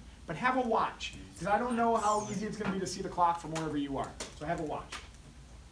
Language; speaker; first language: English; native; English